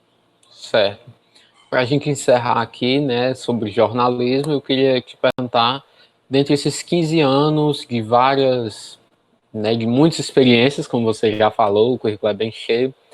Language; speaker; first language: Portuguese; native; Portuguese